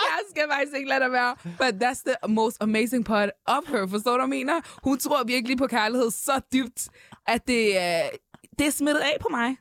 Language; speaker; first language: Danish; early bilingual, other home language; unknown